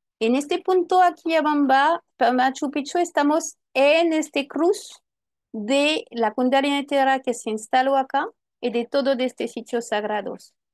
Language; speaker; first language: Spanish; non-native, fluent; French